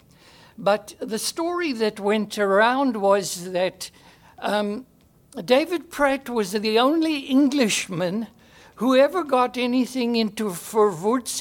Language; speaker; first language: English; native; English